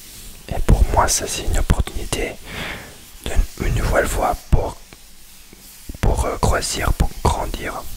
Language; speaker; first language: French; non-native, learner; English